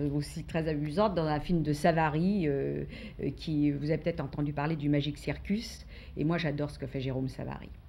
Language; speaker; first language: French; native; French